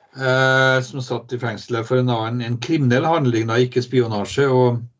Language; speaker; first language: Norwegian; native; Norwegian